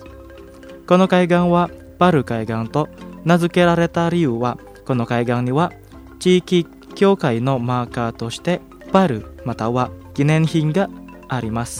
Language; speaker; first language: Japanese; non-native, fluent; Indonesian